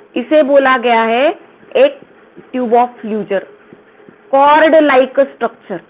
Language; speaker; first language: Hindi; non-native, local second language; Marathi